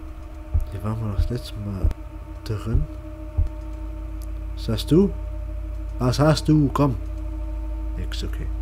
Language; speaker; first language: German; native; German